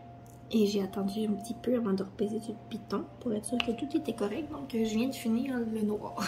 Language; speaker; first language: French; native; French